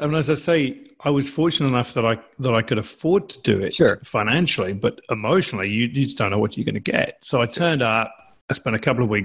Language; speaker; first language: English; native; English